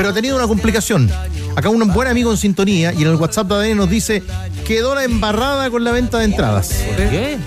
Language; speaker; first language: Spanish; native; Spanish